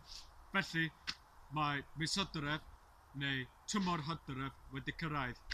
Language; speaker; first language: Welsh; non-native, learner; English